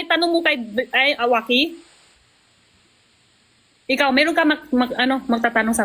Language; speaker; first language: Filipino; non-native, learner; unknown